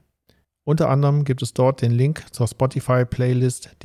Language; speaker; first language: German; native; German